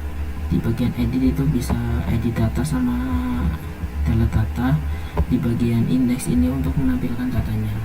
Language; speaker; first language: Indonesian; native; Indonesian